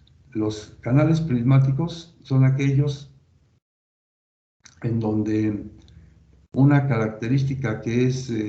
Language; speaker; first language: Spanish; native; Spanish